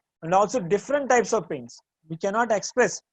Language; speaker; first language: English; non-native, local second language; Tamil